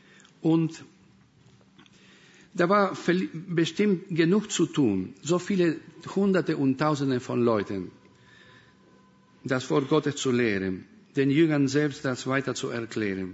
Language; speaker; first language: German; non-native, fluent; Spanish